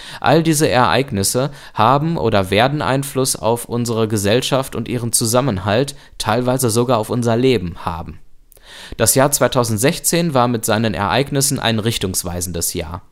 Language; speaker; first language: German; native; German